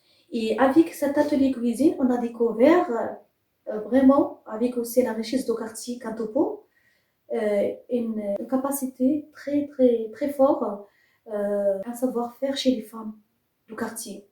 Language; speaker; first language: French; non-native, fluent; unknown